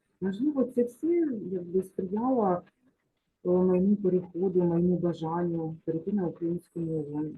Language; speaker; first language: Ukrainian; non-native, local second language; Russian